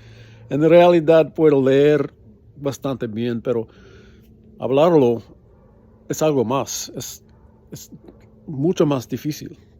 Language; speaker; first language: Spanish; non-native, learner; English